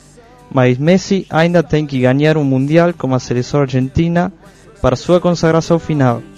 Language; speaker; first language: Portuguese; non-native, learner; Spanish